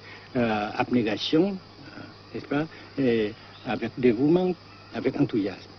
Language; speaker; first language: French; non-native, local second language; Vietnamese